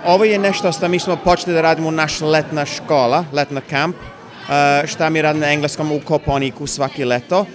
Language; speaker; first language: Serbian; early bilingual, heritage; English